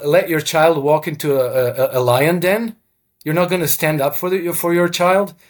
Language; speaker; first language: English; non-native, fluent; Croatian